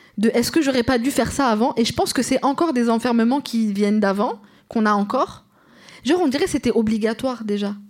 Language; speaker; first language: French; early bilingual, other home language; Arabic